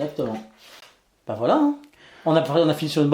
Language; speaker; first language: French; native; French